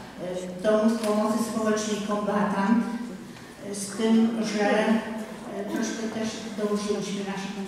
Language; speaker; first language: Polish; native; Polish